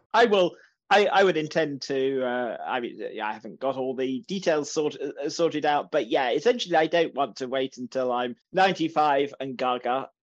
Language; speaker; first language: English; native; English